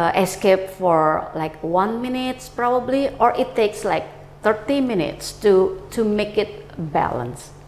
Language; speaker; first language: English; non-native, fluent; Indonesian